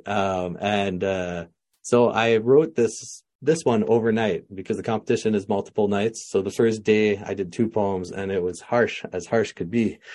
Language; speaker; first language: English; non-native, local second language; French